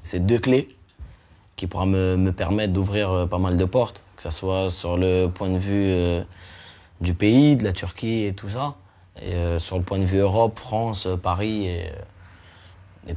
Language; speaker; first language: French; early bilingual, other home language; Turkish